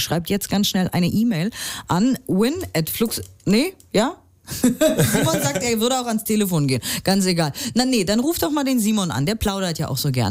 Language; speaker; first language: German; native; German